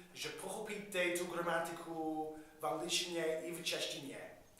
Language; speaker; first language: Czech; non-native, learner; English